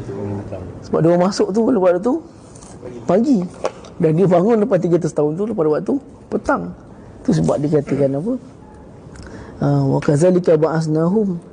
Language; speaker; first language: Malay; native; Malay